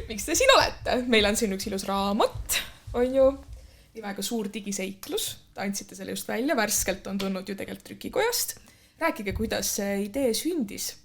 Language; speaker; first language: Estonian; native; Estonian